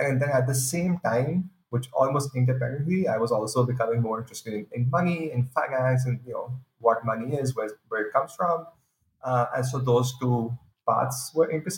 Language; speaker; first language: English; non-native, local second language; Urdu